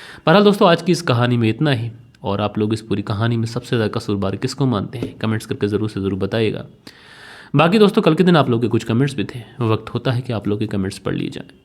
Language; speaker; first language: Hindi; native; Hindi